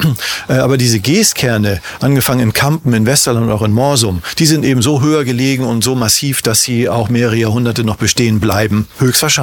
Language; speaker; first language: German; native; German